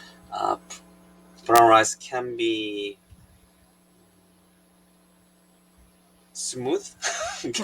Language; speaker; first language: English; non-native, learner; Korean